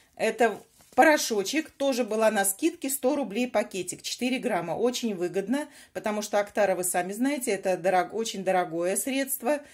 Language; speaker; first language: Russian; native; Russian